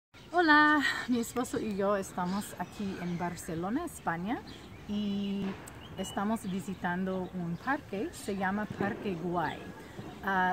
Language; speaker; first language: Spanish; non-native, fluent; English